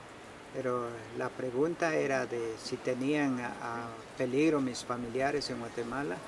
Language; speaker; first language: Spanish; non-native, local second language; Kʼicheʼ